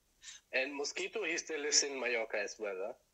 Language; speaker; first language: English; non-native, fluent; German